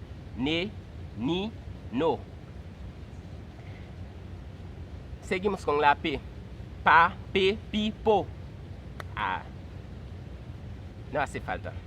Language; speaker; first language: Spanish; non-native, fluent; Haitian Creole